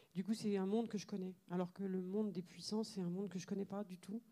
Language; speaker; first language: French; native; French